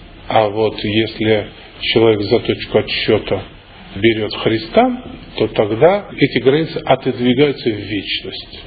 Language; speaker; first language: Russian; native; Russian